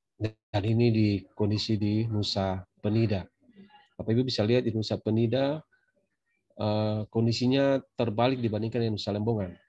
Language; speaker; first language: Indonesian; native; Indonesian